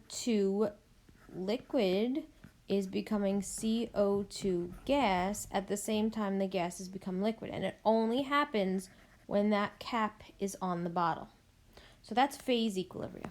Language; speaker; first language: English; native; English